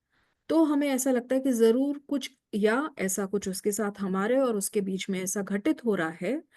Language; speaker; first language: Hindi; native; Hindi